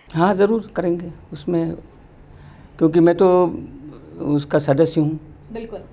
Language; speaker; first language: Hindi; native; Hindi